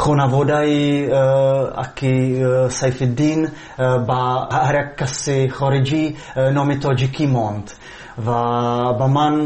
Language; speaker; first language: Persian; non-native, learner; Czech